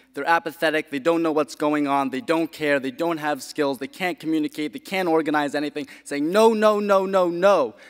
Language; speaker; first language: English; native; English